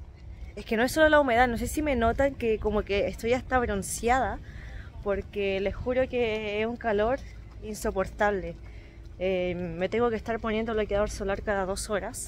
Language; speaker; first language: Spanish; native; Spanish